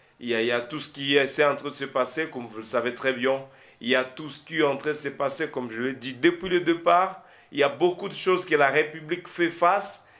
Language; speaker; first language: French; non-native, local second language; Lingala